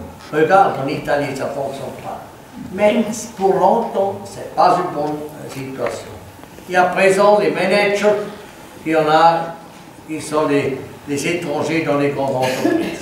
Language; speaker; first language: French; non-native, fluent; German